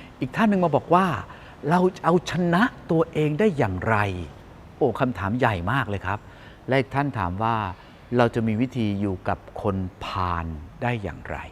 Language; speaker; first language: Thai; native; Thai